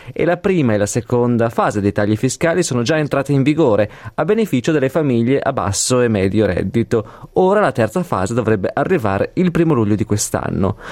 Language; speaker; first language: Italian; native; Italian